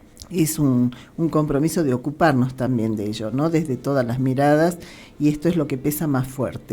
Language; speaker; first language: Spanish; native; Spanish